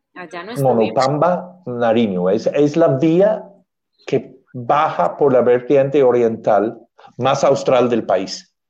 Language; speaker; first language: Spanish; non-native, fluent; English